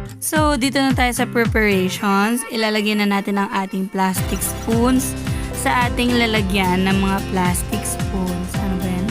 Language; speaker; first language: Filipino; non-native, local second language; Pampanga